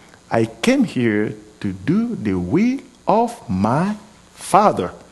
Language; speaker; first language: English; non-native, fluent; Lingala